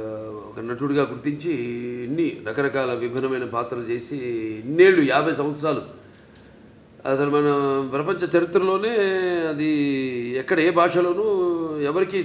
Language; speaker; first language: Telugu; native; Telugu